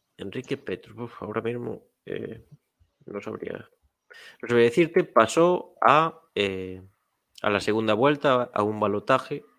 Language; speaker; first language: Spanish; native; Spanish